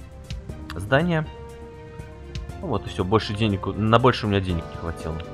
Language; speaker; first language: Russian; native; Russian